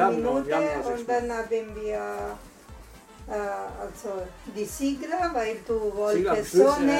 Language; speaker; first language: German; non-native, learner; Italian